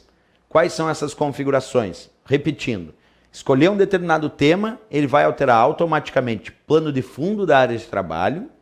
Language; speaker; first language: Portuguese; native; Portuguese